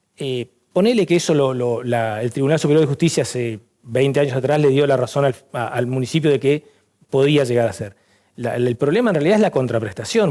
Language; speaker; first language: Spanish; native; Spanish